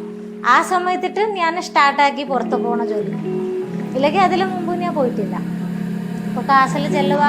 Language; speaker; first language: Malayalam; non-native, local second language; Bangla